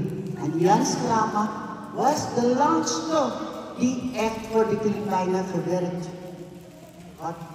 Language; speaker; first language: Dutch; non-native, fluent; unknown